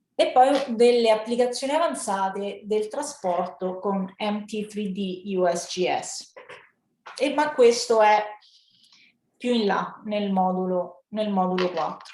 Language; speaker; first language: Italian; native; Italian